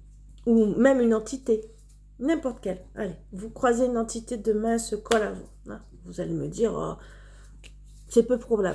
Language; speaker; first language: French; native; French